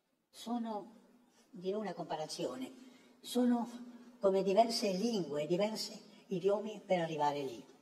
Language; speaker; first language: Italian; non-native, fluent; Spanish